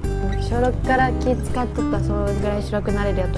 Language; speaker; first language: Japanese; native; Japanese